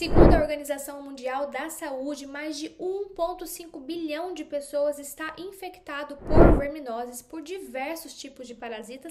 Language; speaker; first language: Portuguese; native; Portuguese